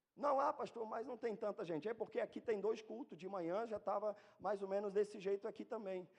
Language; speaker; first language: Portuguese; non-native, fluent; German